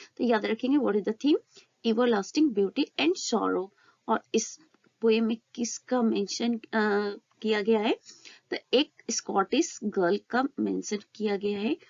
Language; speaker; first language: Hindi; native; Hindi